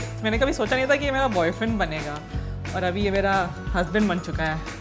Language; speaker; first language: Hindi; native; Hindi